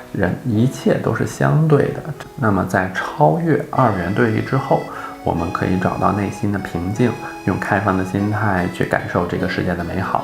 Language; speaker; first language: Chinese; native; Chinese